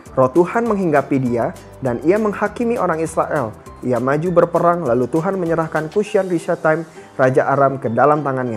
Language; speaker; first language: Indonesian; native; Indonesian